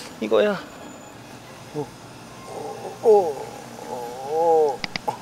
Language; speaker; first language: Korean; native; Korean